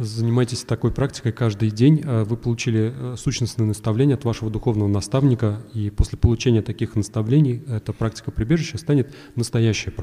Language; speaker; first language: Russian; native; Russian